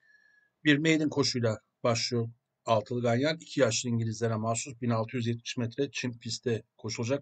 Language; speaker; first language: Turkish; native; Turkish